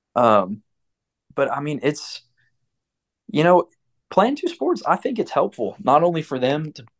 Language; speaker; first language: English; native; English